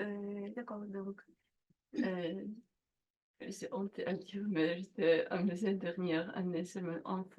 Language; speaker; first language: French; non-native, learner; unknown